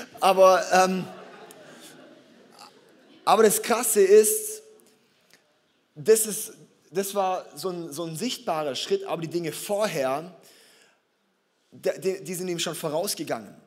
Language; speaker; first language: German; native; German